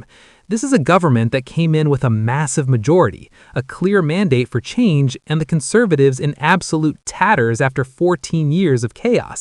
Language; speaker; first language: English; native; English